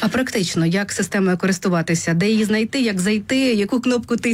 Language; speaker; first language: Ukrainian; native; Ukrainian